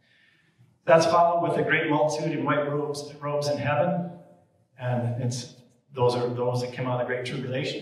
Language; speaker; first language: English; native; English